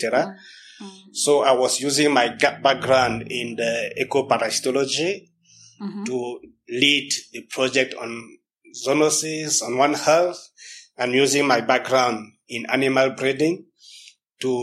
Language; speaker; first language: English; non-native, local second language; French